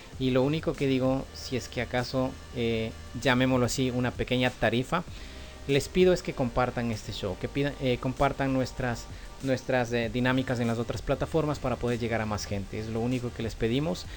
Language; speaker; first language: Spanish; native; Spanish